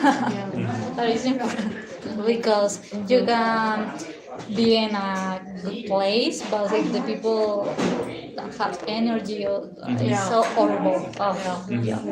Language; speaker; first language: English; non-native, learner; Spanish